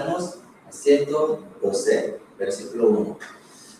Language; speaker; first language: Spanish; non-native, fluent; Korean